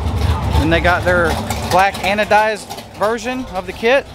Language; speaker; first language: English; native; English